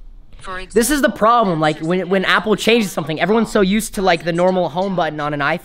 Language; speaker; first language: English; native; English